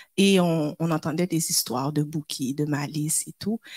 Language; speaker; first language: French; native; French